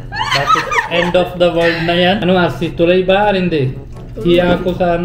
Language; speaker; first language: Filipino; non-native, learner; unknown